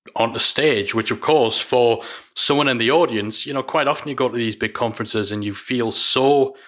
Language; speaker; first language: English; native; English